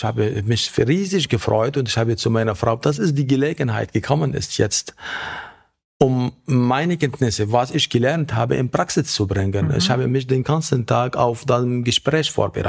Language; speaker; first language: German; non-native, fluent; Arabic